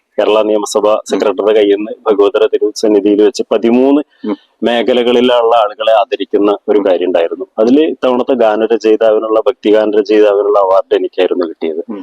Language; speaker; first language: Malayalam; native; Malayalam